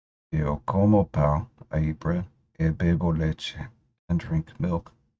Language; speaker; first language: Portuguese; non-native, learner; English